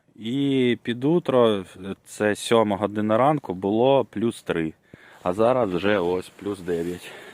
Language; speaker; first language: Ukrainian; non-native, local second language; Russian